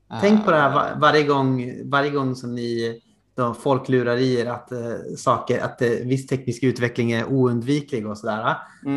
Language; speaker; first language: Swedish; native; Swedish